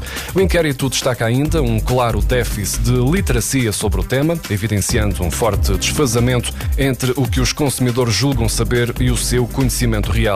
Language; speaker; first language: Portuguese; native; Portuguese